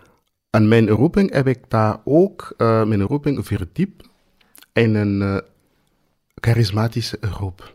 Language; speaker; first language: Dutch; non-native, fluent; Swahili